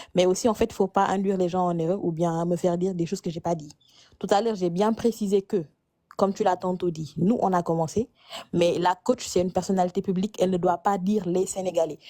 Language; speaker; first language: French; non-native, local second language; Wolof